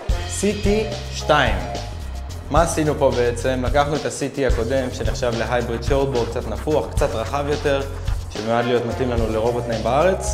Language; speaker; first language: Hebrew; native; Hebrew